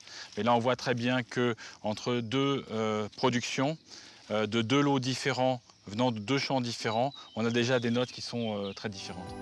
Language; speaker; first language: French; native; French